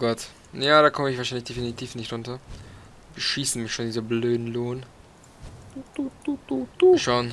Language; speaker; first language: German; native; German